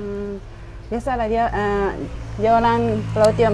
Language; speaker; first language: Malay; non-native, fluent; Japanese